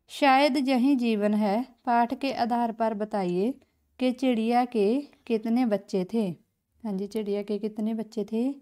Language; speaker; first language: Hindi; non-native, local second language; Punjabi